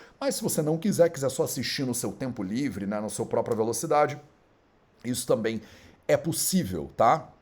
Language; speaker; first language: Portuguese; native; Portuguese